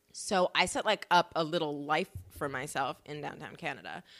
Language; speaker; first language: English; native; English